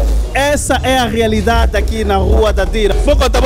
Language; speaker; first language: Portuguese; native; Portuguese